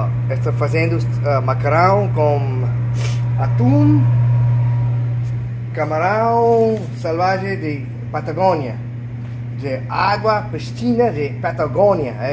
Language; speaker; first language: Portuguese; non-native, learner; English